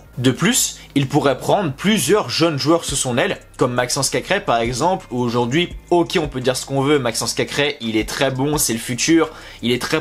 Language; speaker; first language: French; native; French